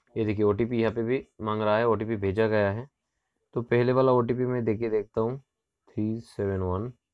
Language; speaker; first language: Hindi; non-native, local second language; Bangla